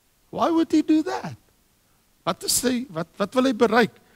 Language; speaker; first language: English; non-native, local second language; Afrikaans